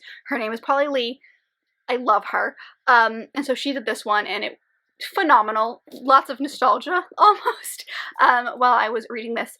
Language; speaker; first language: English; native; English